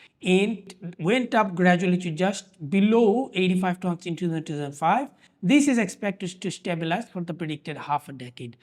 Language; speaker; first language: English; non-native, local second language; Bangla